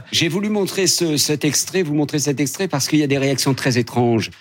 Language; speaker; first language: French; native; French